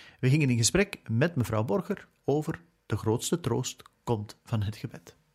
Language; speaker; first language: Dutch; native; Dutch